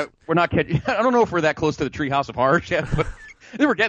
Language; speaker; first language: English; native; English